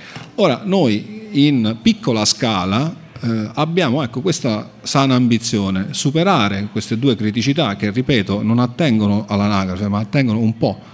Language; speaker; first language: Italian; native; Italian